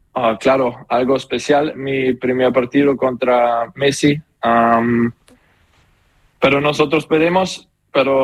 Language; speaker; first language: Spanish; non-native, learner; German